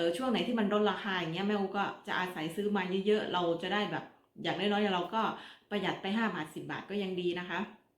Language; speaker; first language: Thai; native; Thai